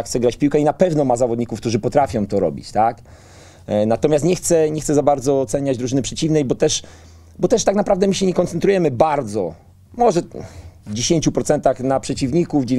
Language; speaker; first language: Polish; native; Polish